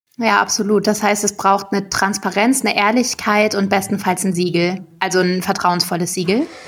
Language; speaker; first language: German; native; German